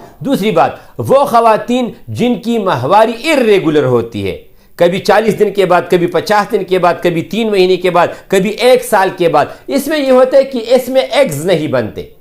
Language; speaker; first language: Urdu; non-native, local second language; Pashto